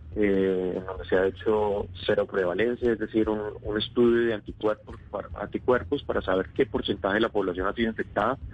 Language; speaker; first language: Spanish; native; Spanish